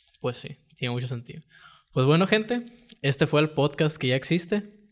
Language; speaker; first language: Spanish; native; Spanish